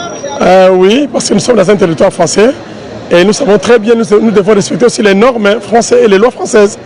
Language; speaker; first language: French; non-native, local second language; Haitian Creole